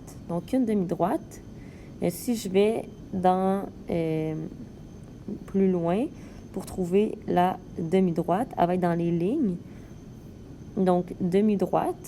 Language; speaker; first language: French; native; French